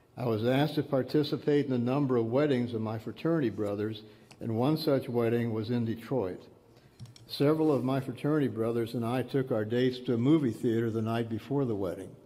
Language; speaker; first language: English; early bilingual, other home language; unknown